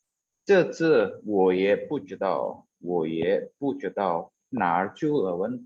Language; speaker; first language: Chinese; non-native, fluent; Indonesian